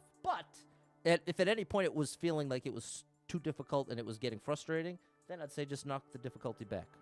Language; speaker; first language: English; native; English